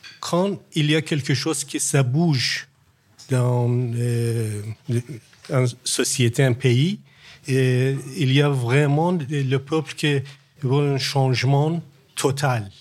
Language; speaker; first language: French; non-native, learner; Persian